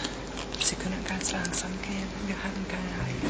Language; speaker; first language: German; non-native, fluent; Italian